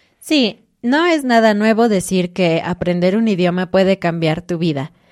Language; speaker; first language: Spanish; native; Spanish